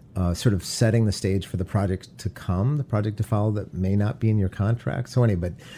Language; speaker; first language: English; native; English